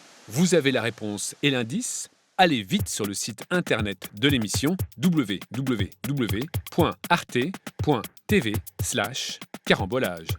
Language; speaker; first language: French; native; French